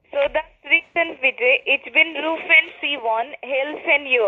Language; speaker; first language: German; non-native, learner; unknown